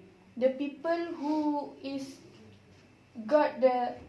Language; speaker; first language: English; non-native, learner; Malay